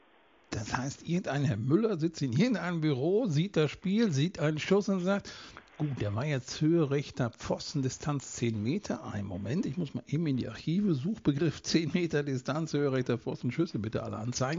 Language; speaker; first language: German; native; German